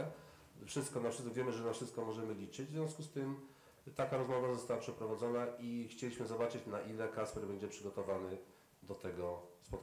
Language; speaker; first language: Polish; native; Polish